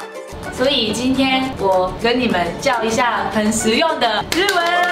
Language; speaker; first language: Chinese; non-native, fluent; Japanese